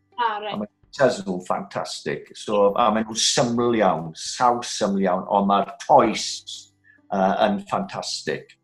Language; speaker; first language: Welsh; native; Welsh